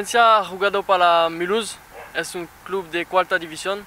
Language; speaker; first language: Spanish; non-native, learner; French